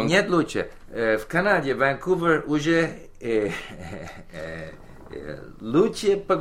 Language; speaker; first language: Russian; non-native, learner; English